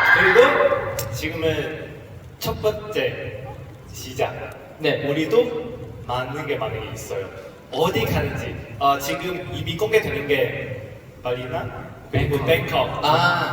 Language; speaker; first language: Korean; non-native, learner; Chinese